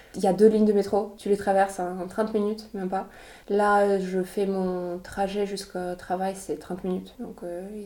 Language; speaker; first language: French; non-native, fluent; Russian